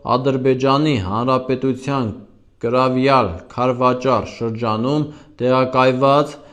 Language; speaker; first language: Armenian; native; Armenian